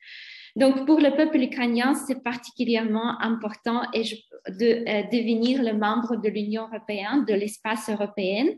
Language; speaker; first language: French; non-native, fluent; Ukrainian